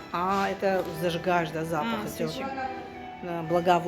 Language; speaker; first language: Russian; non-native, local second language; Azerbaijani